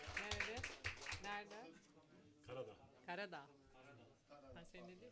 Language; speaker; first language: Turkish; native; Turkish